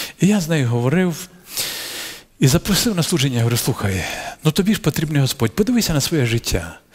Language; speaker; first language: Ukrainian; non-native, local second language; Russian